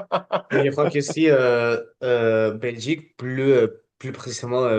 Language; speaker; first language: French; non-native, fluent; Spanish